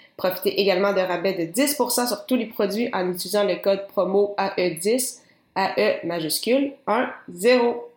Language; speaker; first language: French; native; French